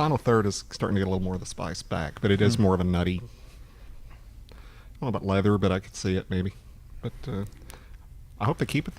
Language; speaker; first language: English; native; English